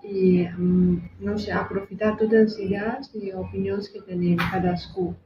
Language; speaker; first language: Catalan; non-native, local second language; Spanish